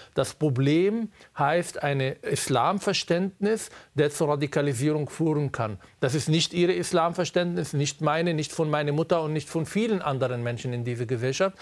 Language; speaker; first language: German; non-native, fluent; Arabic